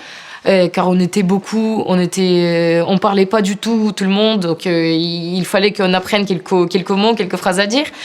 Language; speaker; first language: French; non-native, fluent; Ukrainian